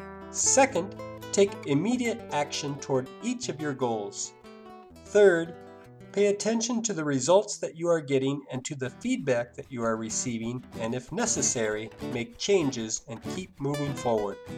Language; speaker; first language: English; native; English